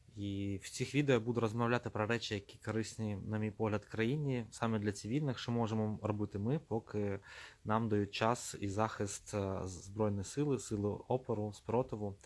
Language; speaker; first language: Ukrainian; non-native, local second language; Russian